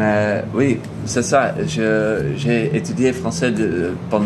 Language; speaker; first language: French; non-native, learner; Dutch